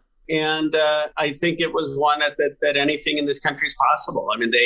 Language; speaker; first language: English; native; English